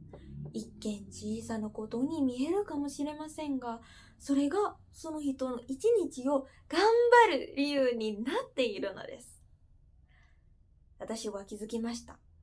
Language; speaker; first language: Japanese; non-native, fluent; Indonesian